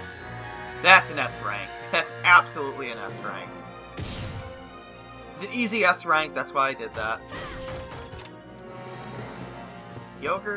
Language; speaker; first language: English; native; English